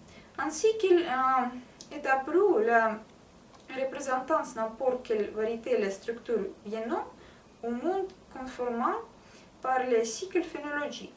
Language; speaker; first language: French; non-native, learner; Russian